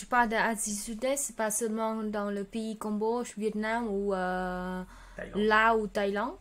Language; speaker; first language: French; non-native, learner; Khmer